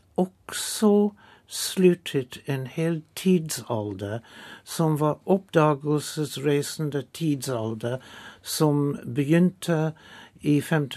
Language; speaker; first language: Norwegian; non-native, fluent; English